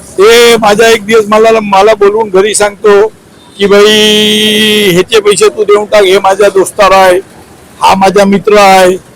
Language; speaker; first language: Marathi; non-native, local second language; Gujarati